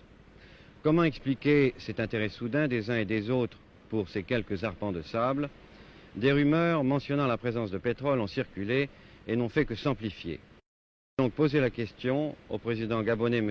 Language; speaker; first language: French; native; French